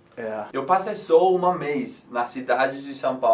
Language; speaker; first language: Portuguese; non-native, fluent; English